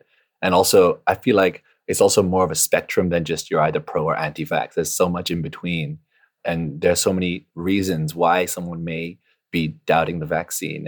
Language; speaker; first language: English; non-native, local second language; Cantonese